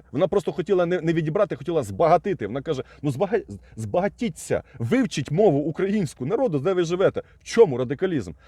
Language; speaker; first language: Ukrainian; non-native, local second language; Russian